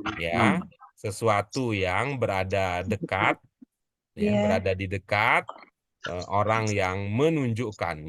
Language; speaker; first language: Indonesian; native; Indonesian